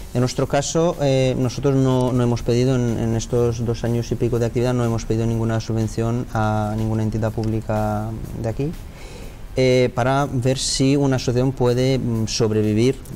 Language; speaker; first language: Spanish; non-native, fluent; Romanian